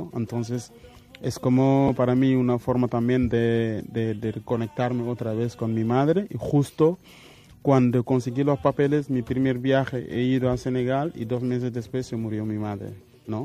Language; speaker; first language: Spanish; non-native, fluent; Wolof